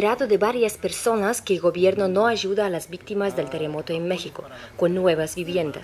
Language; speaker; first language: Spanish; non-native, learner; Russian